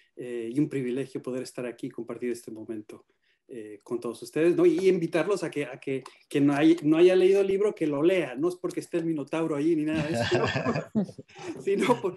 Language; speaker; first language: Spanish; native; Spanish